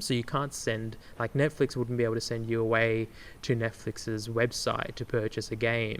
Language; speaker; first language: English; native; English